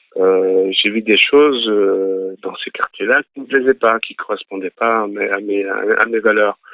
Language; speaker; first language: French; early bilingual, other home language; Arabic